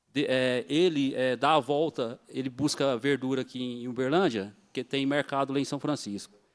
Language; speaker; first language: Portuguese; native; Portuguese